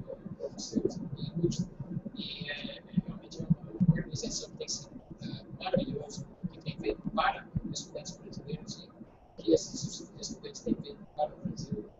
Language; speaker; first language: Portuguese; non-native, fluent; English